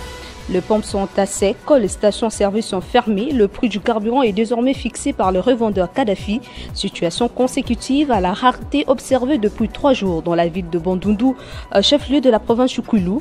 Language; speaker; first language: French; non-native, local second language; Lingala